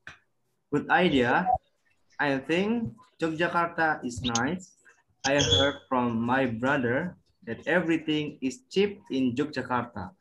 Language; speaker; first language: English; non-native, learner; Indonesian